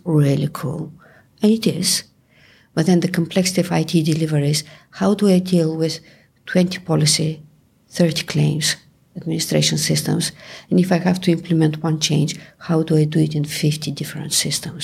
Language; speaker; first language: English; non-native, fluent; Bulgarian